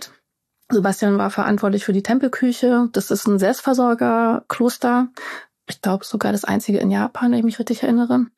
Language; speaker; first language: German; native; German